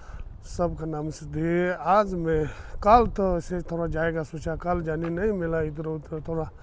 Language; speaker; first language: Hindi; non-native, fluent; Tibetan